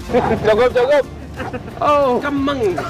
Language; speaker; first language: Indonesian; non-native, fluent; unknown